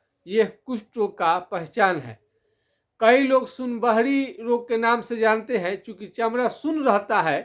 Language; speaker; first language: Hindi; non-native, local second language; Bhojpuri